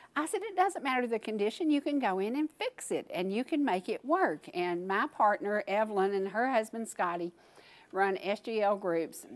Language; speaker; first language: English; native; English